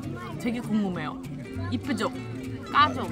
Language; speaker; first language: Korean; non-native, fluent; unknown